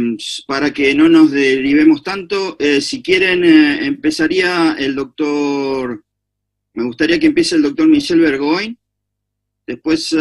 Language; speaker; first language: Spanish; native; Spanish